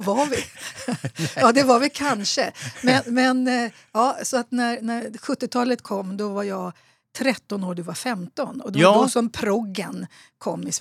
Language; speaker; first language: Swedish; native; Swedish